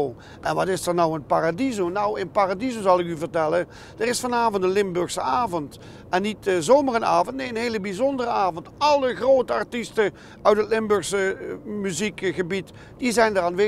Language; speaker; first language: Dutch; native; Dutch